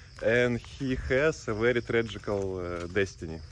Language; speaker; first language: English; non-native, learner; Russian